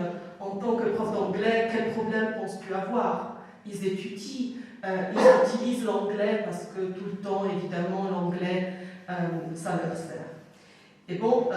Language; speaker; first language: French; non-native, fluent; Italian